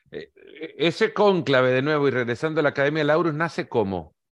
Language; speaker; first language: Spanish; native; Spanish